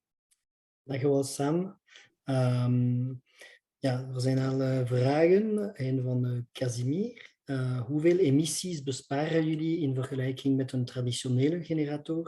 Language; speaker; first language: Dutch; non-native, local second language; French